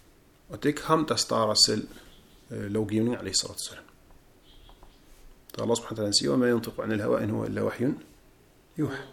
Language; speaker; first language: Danish; non-native, fluent; Arabic